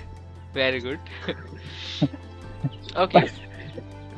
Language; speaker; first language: English; non-native, local second language; Hindi